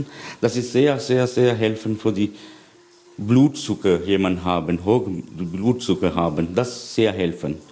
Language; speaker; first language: German; non-native, learner; Sinhala